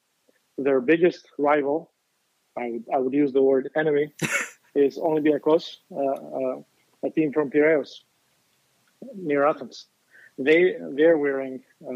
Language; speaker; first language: English; non-native, fluent; Greek